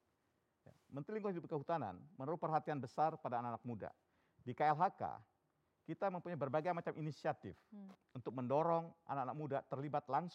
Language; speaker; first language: Indonesian; native; Indonesian